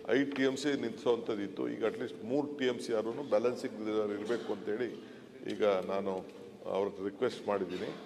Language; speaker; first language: Kannada; native; Kannada